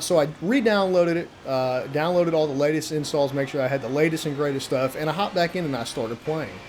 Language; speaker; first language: English; native; English